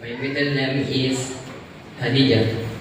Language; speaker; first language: English; non-native, learner; Indonesian